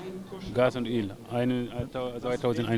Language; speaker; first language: German; non-native, learner; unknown